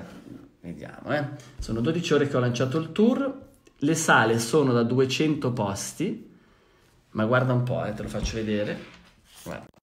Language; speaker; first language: Italian; native; Italian